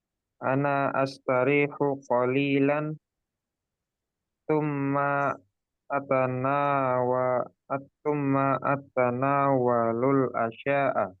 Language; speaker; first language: Arabic; non-native, learner; Indonesian